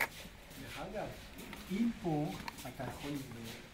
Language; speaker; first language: Hebrew; native; Hebrew